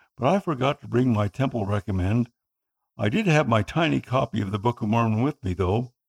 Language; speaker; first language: English; non-native, local second language; Filipino